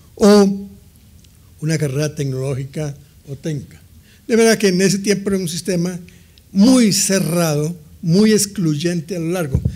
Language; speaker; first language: Spanish; native; Spanish